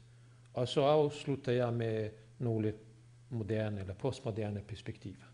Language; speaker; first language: Swedish; non-native, fluent; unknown